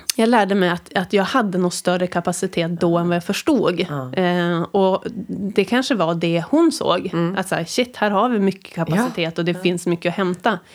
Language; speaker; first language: Swedish; native; Swedish